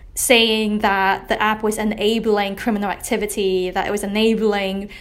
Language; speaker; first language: English; non-native, local second language; Cantonese